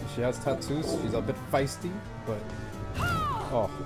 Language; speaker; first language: English; native; English